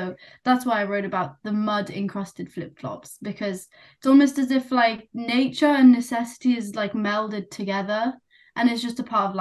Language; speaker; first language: English; non-native, local second language; Nepali